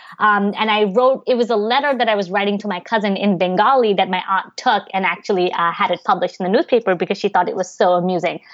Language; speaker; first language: English; early bilingual, other home language; Bangla